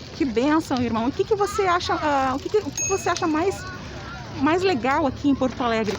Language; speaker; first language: Portuguese; native; Portuguese